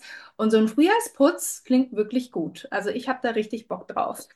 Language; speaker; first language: German; native; German